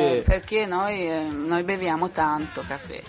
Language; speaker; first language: Italian; non-native, learner; Swedish